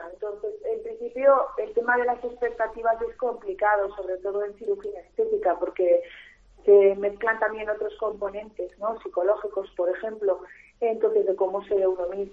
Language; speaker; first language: Spanish; native; Spanish